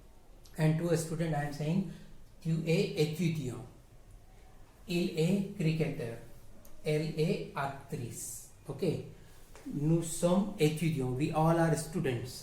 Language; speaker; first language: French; non-native, fluent; Hindi